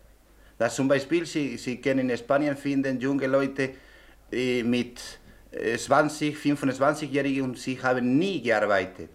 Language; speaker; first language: German; non-native, learner; Spanish